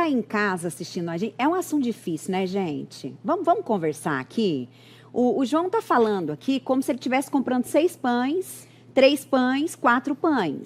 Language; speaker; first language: Portuguese; native; Portuguese